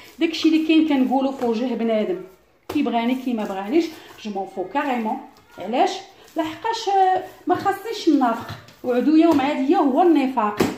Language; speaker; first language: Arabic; early bilingual, heritage; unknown